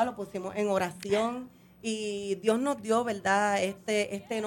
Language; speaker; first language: Spanish; native; Spanish